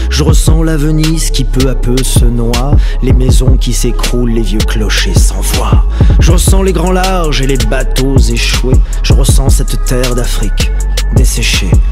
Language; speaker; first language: French; native; French